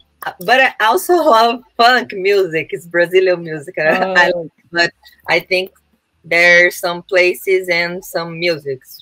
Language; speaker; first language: English; non-native, learner; Portuguese